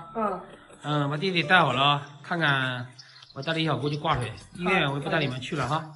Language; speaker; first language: Chinese; native; Chinese